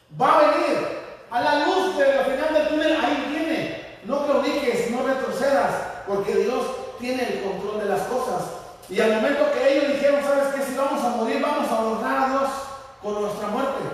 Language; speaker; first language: Spanish; native; Spanish